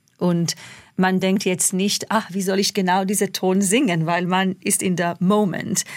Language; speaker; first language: German; non-native, fluent; Hebrew